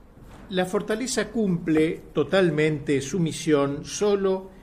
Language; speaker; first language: Spanish; native; Spanish